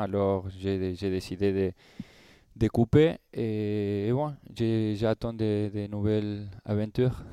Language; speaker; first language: French; non-native, learner; Spanish